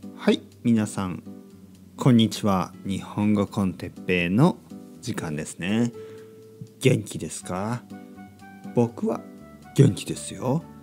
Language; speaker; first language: Japanese; native; Japanese